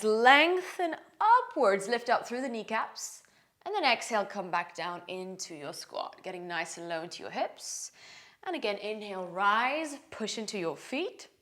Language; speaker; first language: English; native; English